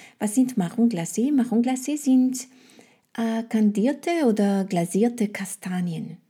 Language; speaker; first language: German; non-native, fluent; French